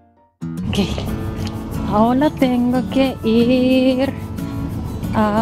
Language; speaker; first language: Spanish; non-native, fluent; Japanese